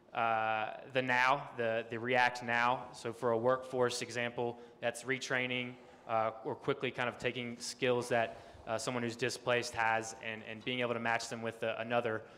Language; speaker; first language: English; native; English